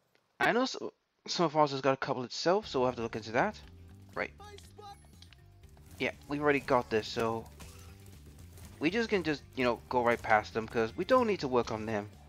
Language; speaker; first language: English; native; English